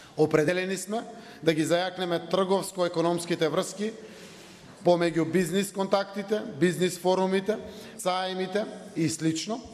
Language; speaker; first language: Macedonian; native; Macedonian